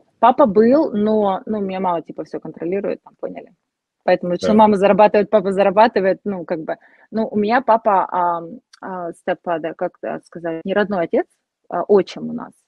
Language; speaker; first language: Russian; native; Russian